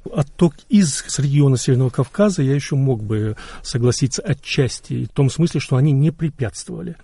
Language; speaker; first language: Russian; non-native, local second language; Chechen